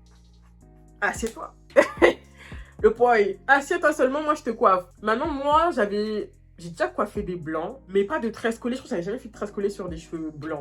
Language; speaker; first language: French; native; French